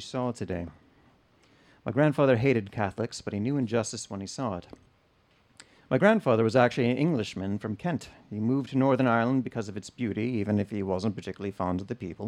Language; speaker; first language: English; native; English